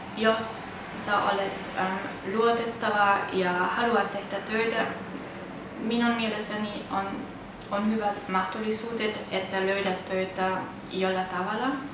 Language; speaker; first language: Finnish; non-native, fluent; German